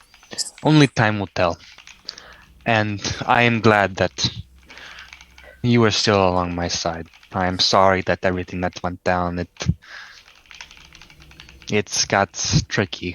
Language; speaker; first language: English; native; English